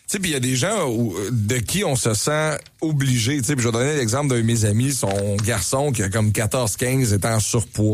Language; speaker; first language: French; native; French